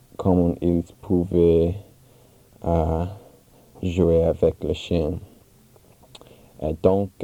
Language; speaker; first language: French; non-native, learner; English